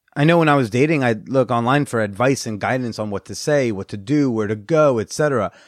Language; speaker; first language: English; native; English